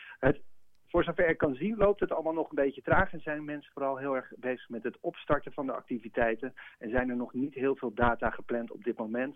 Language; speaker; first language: Dutch; native; Dutch